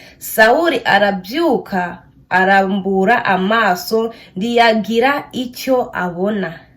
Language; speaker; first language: Kinyarwanda; native; Kinyarwanda